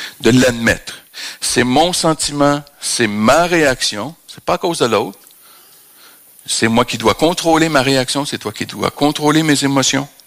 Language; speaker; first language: French; native; French